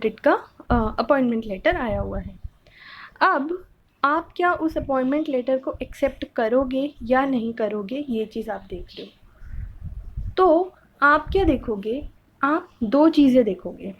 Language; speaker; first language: Hindi; native; Hindi